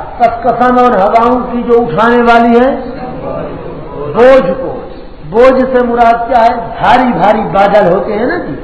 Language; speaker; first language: Urdu; non-native, local second language; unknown